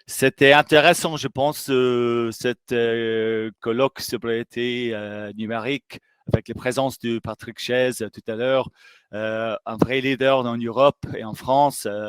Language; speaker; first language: French; non-native, fluent; English